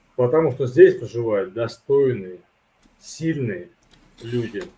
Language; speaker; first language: Russian; native; Russian